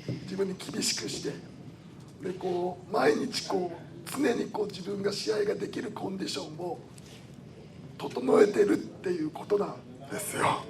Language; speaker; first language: Japanese; native; Japanese